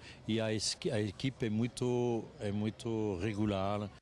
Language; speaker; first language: Portuguese; non-native, fluent; French